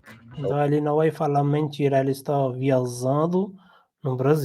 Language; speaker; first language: Portuguese; non-native, learner; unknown